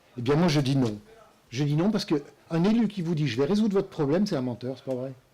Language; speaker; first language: French; native; French